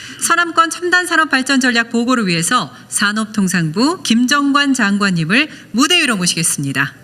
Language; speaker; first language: Korean; native; Korean